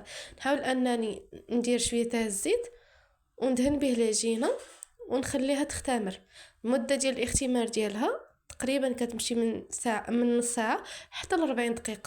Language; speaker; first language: Arabic; native; Arabic